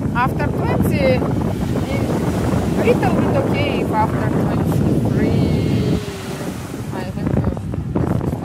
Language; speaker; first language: English; non-native, learner; Russian